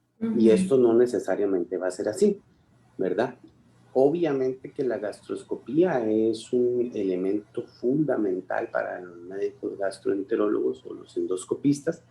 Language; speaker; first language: Spanish; native; Spanish